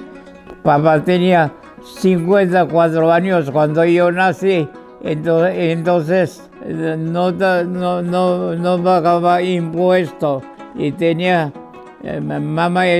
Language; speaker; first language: Spanish; non-native, fluent; Georgian